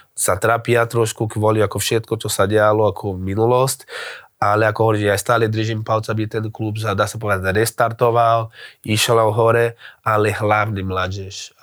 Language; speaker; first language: Slovak; non-native, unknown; Portuguese